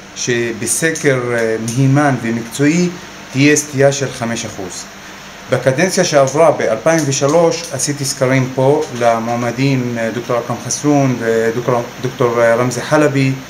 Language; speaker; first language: Hebrew; non-native, local second language; Arabic